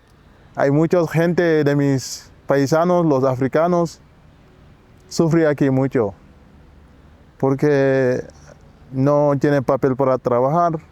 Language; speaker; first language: Spanish; non-native, learner; Wolof